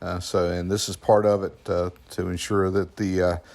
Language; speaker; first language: English; native; English